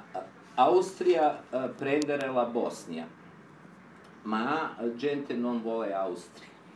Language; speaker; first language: Italian; non-native, learner; Serbian